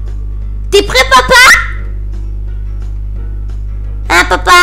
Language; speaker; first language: French; native; French